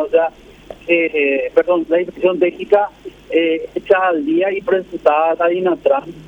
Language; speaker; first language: Spanish; native; Spanish